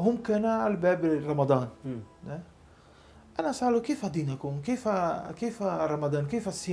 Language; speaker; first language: Arabic; non-native, learner; Portuguese